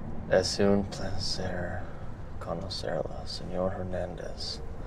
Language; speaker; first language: Spanish; non-native, learner; English